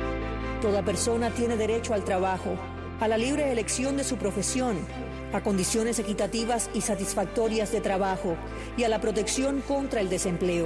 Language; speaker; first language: Spanish; native; Spanish